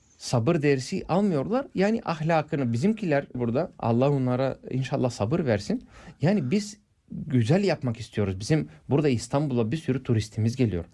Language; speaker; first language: Turkish; non-native, fluent; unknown